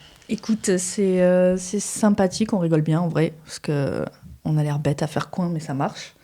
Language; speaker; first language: French; native; French